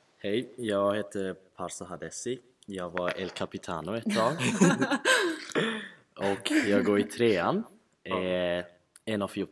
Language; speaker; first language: Swedish; early bilingual, other home language; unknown